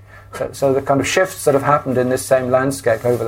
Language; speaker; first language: English; native; English